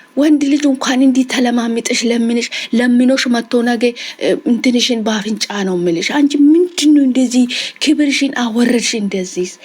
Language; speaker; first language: Amharic; native; Amharic